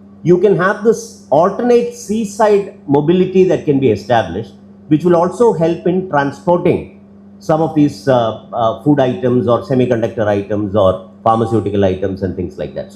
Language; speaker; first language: English; non-native, local second language; Malayalam